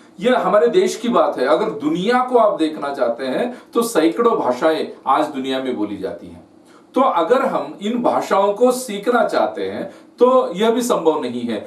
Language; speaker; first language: Hindi; non-native, local second language; Marathi